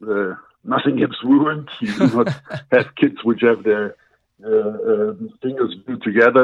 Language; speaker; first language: English; non-native, fluent; German